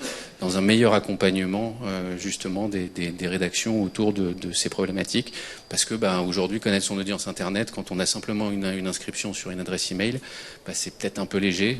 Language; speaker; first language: French; native; French